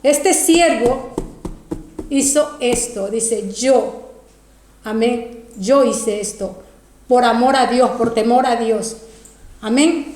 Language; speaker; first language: Spanish; native; Spanish